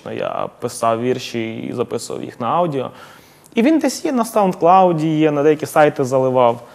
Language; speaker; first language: Ukrainian; native; Ukrainian